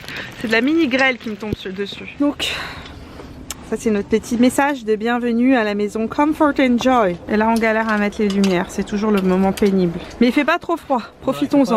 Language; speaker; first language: French; native; French